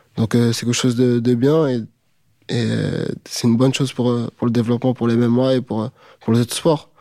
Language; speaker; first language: French; native; French